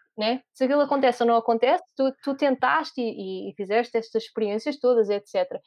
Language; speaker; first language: Portuguese; native; Portuguese